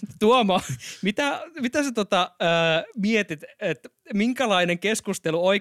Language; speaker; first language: Finnish; native; Finnish